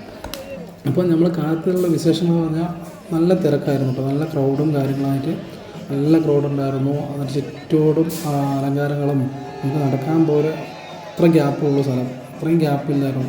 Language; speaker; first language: Malayalam; native; Malayalam